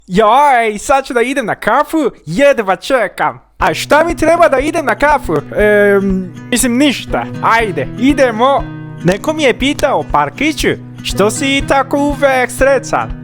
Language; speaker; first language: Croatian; non-native, fluent; Korean